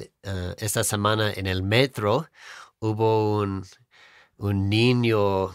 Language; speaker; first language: Spanish; non-native, fluent; English